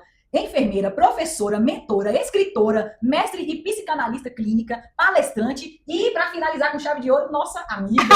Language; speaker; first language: Portuguese; native; Portuguese